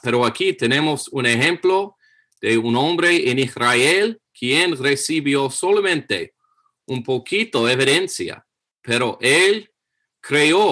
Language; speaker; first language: Spanish; non-native, fluent; English